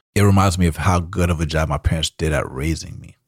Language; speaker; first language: English; early bilingual, other home language; Spanish